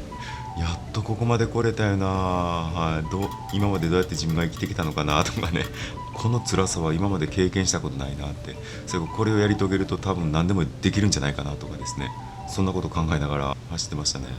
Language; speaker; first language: Japanese; native; Japanese